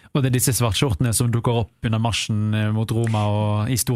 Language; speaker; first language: Norwegian; native; Norwegian